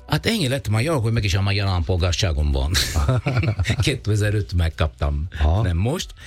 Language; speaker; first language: Hungarian; non-native, fluent; Italian